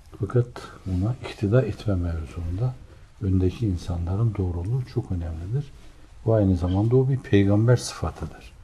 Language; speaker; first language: Turkish; native; Turkish